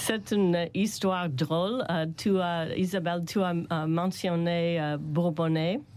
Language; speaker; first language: French; non-native, learner; English